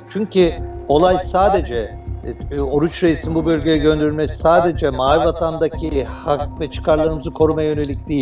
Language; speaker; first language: Turkish; native; Turkish